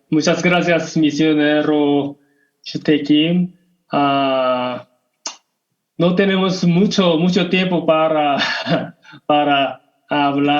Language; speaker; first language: Spanish; non-native, learner; Korean